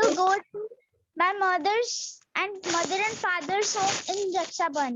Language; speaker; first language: English; non-native, learner; Hindi